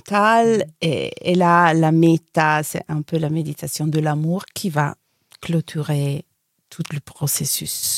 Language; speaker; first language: French; non-native, fluent; Italian